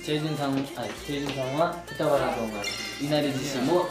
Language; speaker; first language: Japanese; non-native, learner; Korean